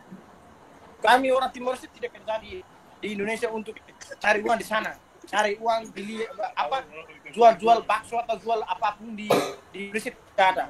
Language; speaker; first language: Indonesian; non-native, local second language; Tetum